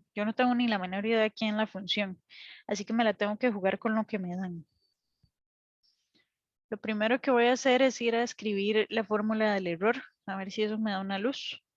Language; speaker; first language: Spanish; native; Spanish